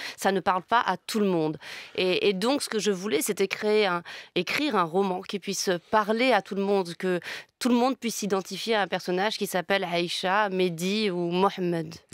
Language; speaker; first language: French; native; French